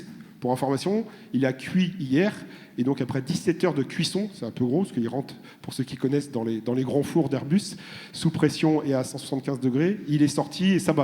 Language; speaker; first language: French; native; French